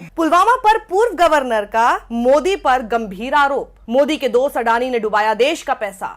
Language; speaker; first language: Hindi; native; Hindi